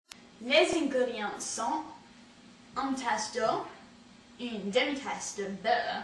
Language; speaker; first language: French; non-native, learner; English